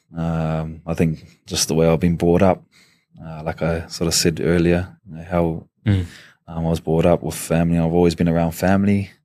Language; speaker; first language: English; native; English